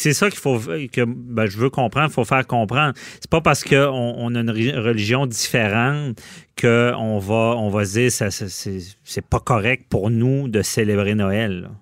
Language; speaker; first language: French; native; French